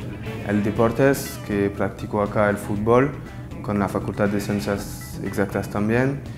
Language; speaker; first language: Spanish; non-native, learner; French